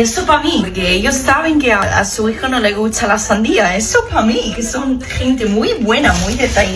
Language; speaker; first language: Spanish; non-native, fluent; English